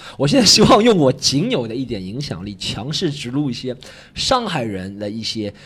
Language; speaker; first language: Chinese; native; Chinese